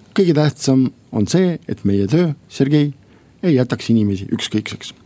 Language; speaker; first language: Estonian; non-native, local second language; Russian